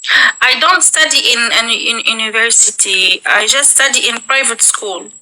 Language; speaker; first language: English; non-native, learner; Arabic